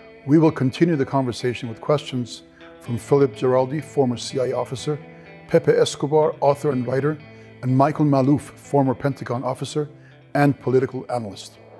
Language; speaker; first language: English; non-native, fluent; Persian